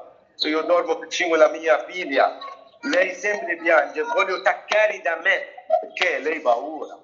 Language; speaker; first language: Italian; non-native, learner; Arabic